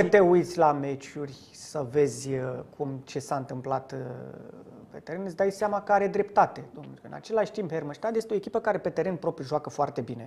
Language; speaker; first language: Romanian; native; Romanian